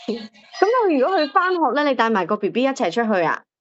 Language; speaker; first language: Cantonese; native; Cantonese